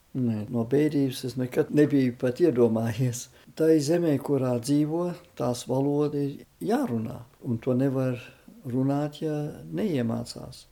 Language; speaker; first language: Latvian; early bilingual, heritage; Latvian